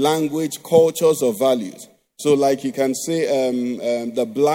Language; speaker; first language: English; non-native, local second language; Igbo